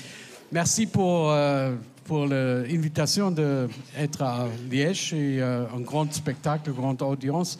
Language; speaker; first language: French; non-native, fluent; German